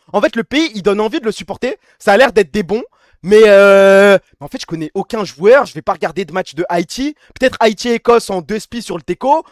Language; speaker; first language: French; early bilingual, other home language; Arabic